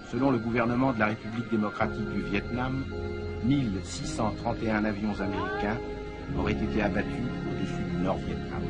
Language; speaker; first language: French; native; French